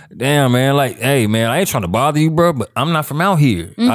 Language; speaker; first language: English; native; English